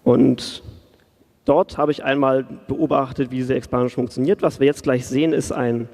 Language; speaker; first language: German; native; German